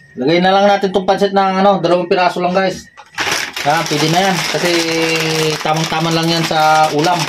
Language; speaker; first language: Filipino; non-native, local second language; Iloko